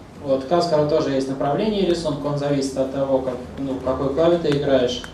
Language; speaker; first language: Russian; native; Russian